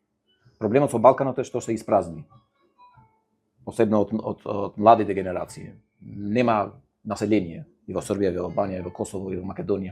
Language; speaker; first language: Macedonian; non-native, fluent; Albanian